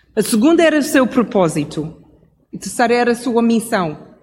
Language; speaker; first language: Portuguese; non-native, fluent; English